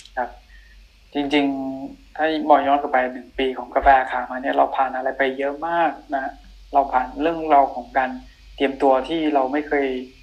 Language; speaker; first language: Thai; non-native, local second language; Akha